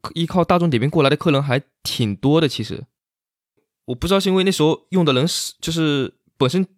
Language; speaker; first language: Chinese; native; Chinese